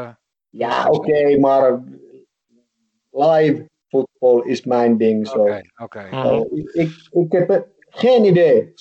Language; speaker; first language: Dutch; non-native, fluent; Finnish